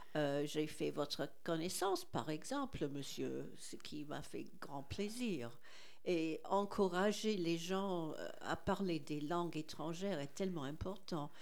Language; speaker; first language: French; non-native, fluent; English